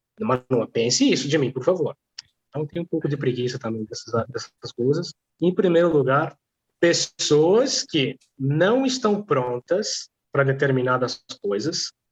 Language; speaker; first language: Portuguese; non-native, fluent; Polish